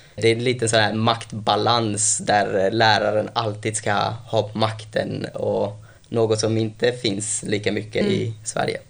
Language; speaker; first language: Swedish; early bilingual, other home language; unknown